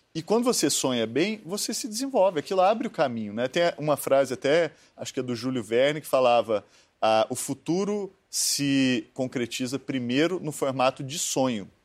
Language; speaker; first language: Portuguese; native; Portuguese